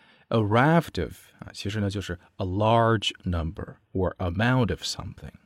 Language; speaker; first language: English; non-native, fluent; Chinese